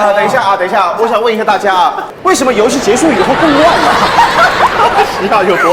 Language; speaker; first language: Chinese; native; Chinese